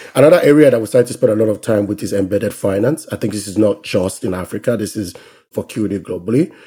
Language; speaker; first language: English; non-native, local second language; Yoruba